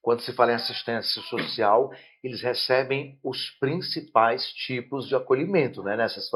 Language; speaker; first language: Portuguese; native; Portuguese